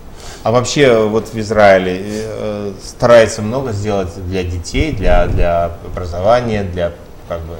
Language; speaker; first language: Russian; native; Russian